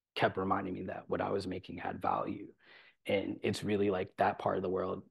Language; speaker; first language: English; native; English